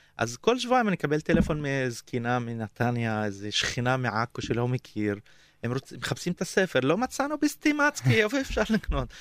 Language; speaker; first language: Hebrew; non-native, local second language; Arabic